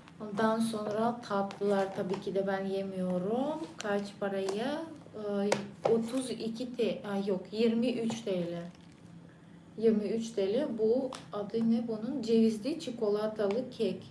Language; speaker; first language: Turkish; non-native, fluent; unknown